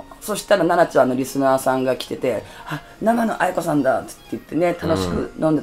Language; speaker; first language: Japanese; native; Japanese